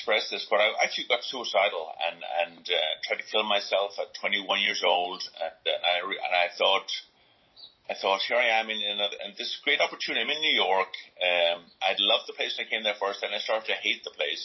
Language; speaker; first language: English; native; English